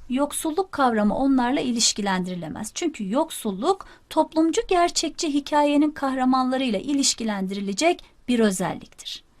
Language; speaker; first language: Turkish; native; Turkish